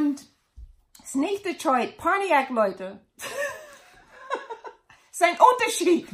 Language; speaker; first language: German; non-native, learner; English